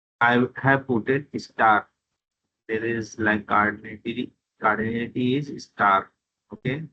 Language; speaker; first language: English; non-native, local second language; Hindi